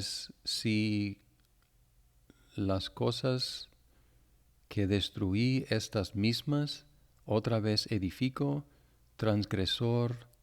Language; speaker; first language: Spanish; non-native, fluent; English